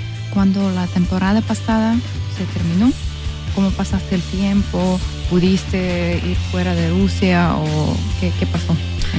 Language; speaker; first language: Spanish; non-native, learner; Russian